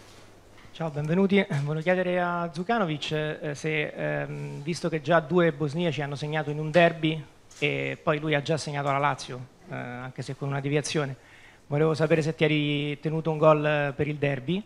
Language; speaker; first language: Italian; native; Italian